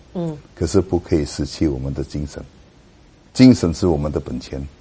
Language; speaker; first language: Chinese; non-native, learner; Indonesian